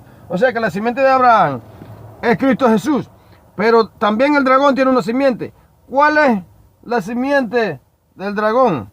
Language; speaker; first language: Spanish; native; Spanish